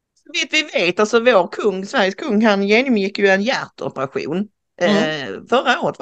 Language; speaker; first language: Swedish; native; Swedish